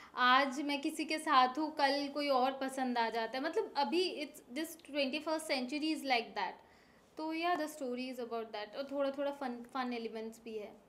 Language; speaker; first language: Hindi; non-native, local second language; Bangla